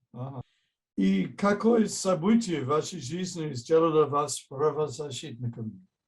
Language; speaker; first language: Russian; non-native, fluent; English